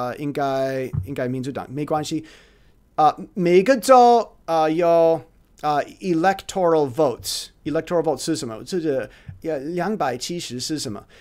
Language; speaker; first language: Chinese; non-native, learner; English